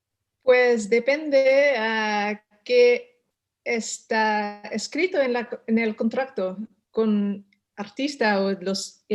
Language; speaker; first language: Spanish; non-native, learner; Dutch